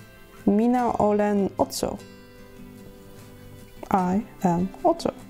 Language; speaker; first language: Finnish; non-native, learner; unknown